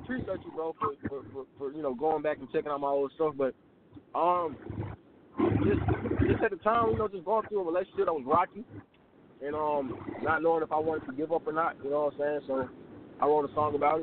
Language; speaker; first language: English; native; English